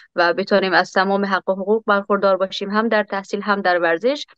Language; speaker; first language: Persian; native; Persian